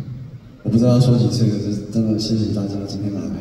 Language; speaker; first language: Chinese; early bilingual, heritage; English